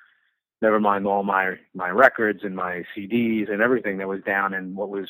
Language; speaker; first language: English; native; English